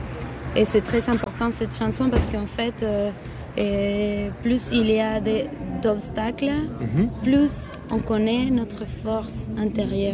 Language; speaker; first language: French; non-native, fluent; Spanish